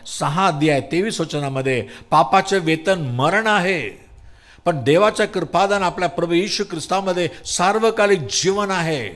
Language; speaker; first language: Marathi; non-native, local second language; Tamil